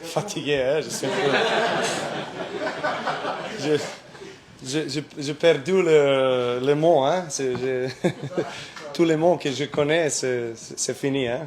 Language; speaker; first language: French; non-native, learner; Serbian